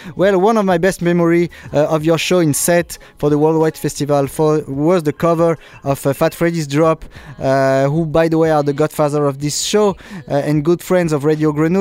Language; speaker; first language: English; non-native, fluent; French